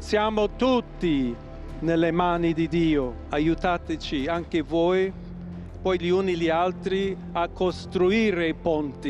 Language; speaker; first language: Italian; non-native, fluent; English